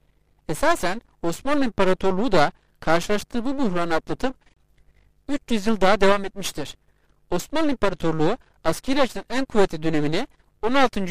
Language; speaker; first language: Turkish; native; Turkish